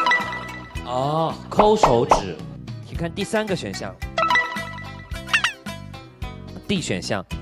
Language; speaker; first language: Chinese; native; Chinese